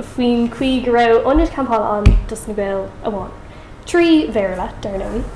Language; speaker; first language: Irish; non-native, local second language; English